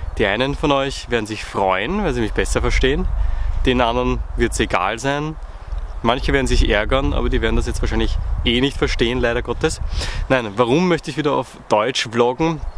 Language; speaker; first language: German; native; German